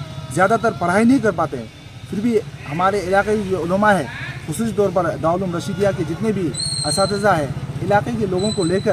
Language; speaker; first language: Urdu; non-native, local second language; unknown